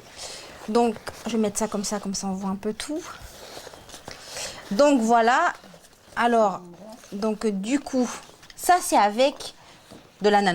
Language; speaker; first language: French; native; French